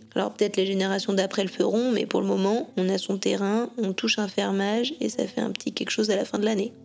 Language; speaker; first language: French; native; French